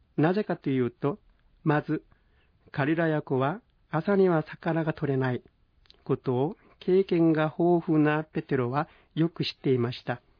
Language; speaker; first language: Japanese; non-native, fluent; Korean